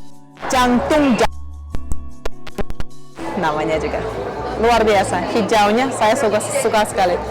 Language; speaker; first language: Indonesian; non-native, fluent; Russian